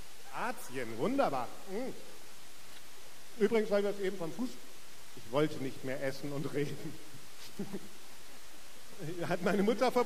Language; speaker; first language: German; native; German